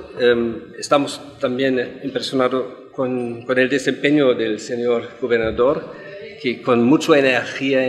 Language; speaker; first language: Spanish; non-native, fluent; German